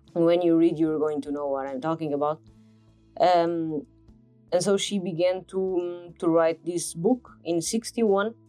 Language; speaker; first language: English; non-native, fluent; Portuguese